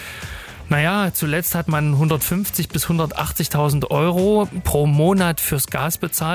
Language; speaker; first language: German; native; German